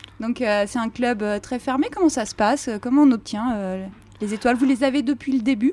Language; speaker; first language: French; native; French